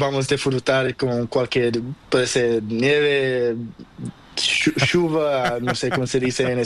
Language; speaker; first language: Spanish; non-native, learner; Portuguese